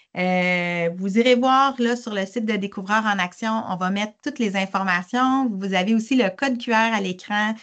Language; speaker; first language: French; native; French